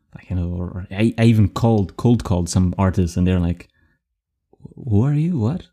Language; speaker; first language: English; non-native, fluent; Dutch